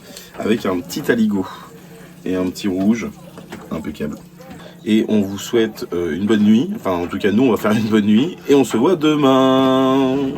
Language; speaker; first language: French; native; French